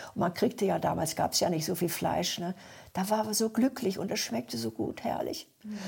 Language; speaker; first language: German; native; German